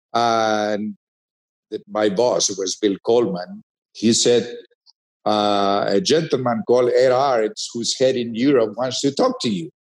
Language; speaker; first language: English; non-native, fluent; Spanish